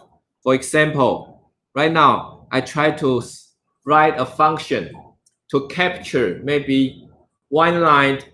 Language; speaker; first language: English; non-native, learner; Chinese